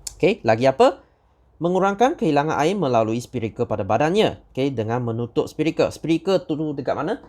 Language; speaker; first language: Malay; non-native, local second language; Chinese